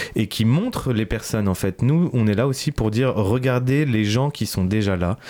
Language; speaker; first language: French; native; French